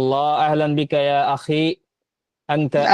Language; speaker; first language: Arabic; non-native, fluent; Bangla